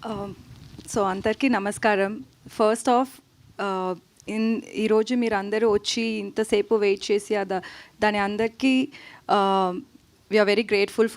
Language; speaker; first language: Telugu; non-native, learner; Tamil